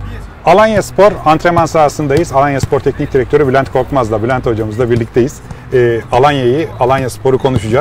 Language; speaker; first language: Turkish; native; Turkish